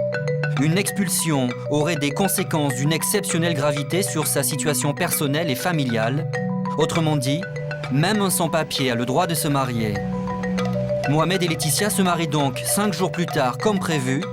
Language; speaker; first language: French; native; French